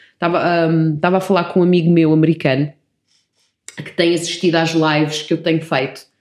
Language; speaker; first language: Portuguese; early bilingual, other home language; English